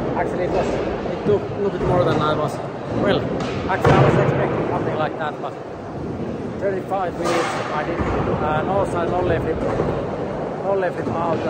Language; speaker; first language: English; non-native, fluent; Finnish